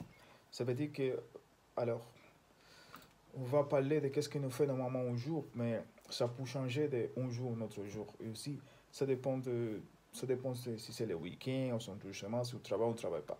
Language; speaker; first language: French; non-native, learner; Spanish